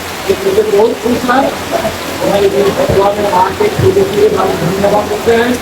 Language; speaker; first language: Hindi; non-native, local second language; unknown